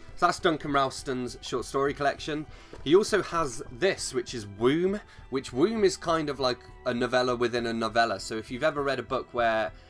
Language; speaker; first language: English; native; English